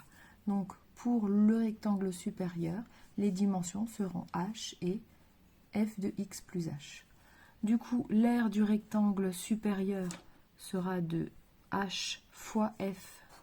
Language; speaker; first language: French; native; French